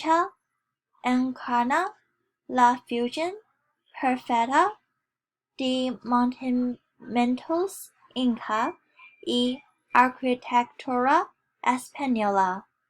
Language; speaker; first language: Spanish; non-native, learner; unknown